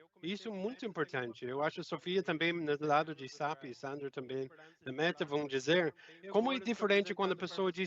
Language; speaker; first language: Portuguese; non-native, fluent; English